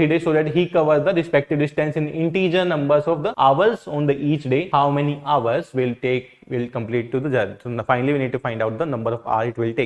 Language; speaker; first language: English; non-native, local second language; Hindi